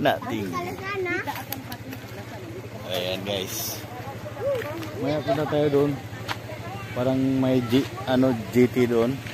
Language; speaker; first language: Filipino; early bilingual, heritage; Filipino